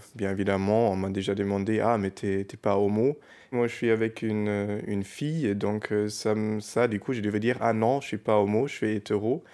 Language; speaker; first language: French; non-native, fluent; German